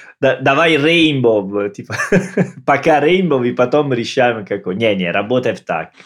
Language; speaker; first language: Russian; non-native, learner; Italian